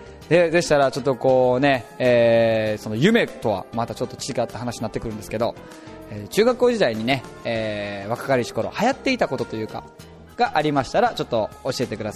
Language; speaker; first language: Japanese; native; Japanese